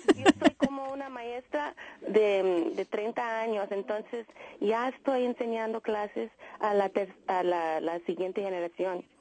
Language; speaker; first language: Spanish; early bilingual, heritage; Spanish